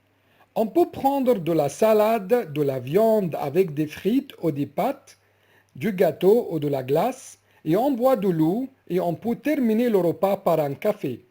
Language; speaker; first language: French; non-native, fluent; Arabic